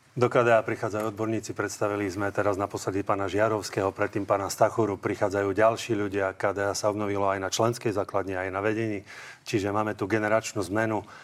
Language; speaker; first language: Slovak; native; Slovak